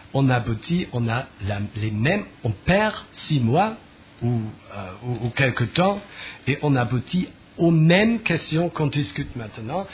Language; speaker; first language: French; non-native, fluent; German